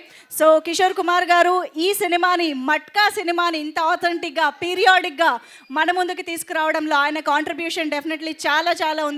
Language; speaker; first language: Telugu; native; Telugu